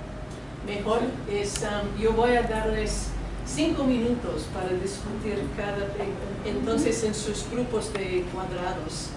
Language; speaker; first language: Spanish; non-native, fluent; English